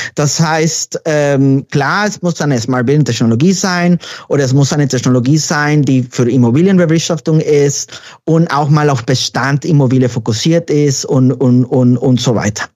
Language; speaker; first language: German; non-native, fluent; Spanish